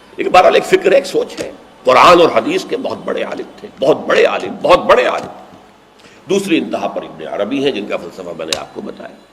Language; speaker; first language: Urdu; native; Urdu